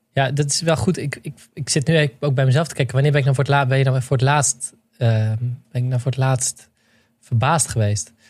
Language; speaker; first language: Dutch; native; Dutch